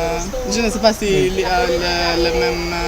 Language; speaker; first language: French; non-native, learner; Italian